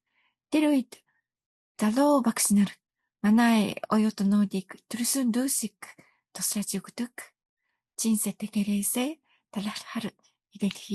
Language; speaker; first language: Mongolian; non-native, fluent; Japanese